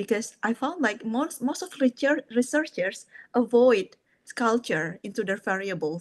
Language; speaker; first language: English; non-native, fluent; Indonesian